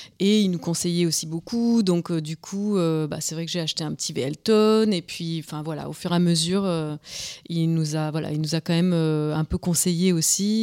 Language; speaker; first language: French; native; French